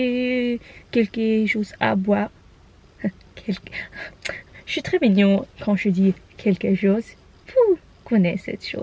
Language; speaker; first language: French; non-native, learner; Norwegian